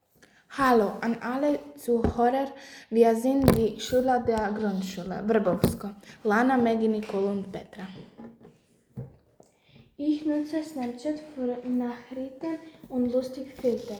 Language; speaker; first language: German; non-native, learner; Greek